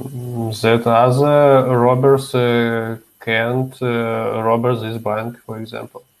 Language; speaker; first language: English; non-native, learner; Russian